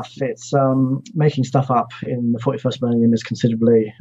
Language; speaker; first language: English; native; English